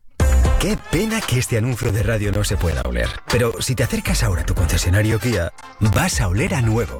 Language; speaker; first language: Spanish; native; Spanish